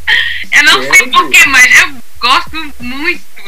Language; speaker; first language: Portuguese; non-native, learner; English